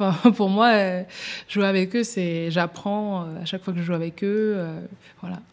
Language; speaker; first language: French; native; French